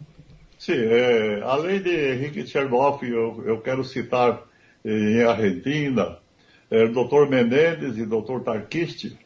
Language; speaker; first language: Spanish; non-native, learner; Portuguese